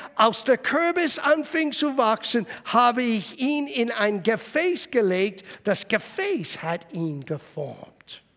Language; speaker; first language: German; non-native, fluent; English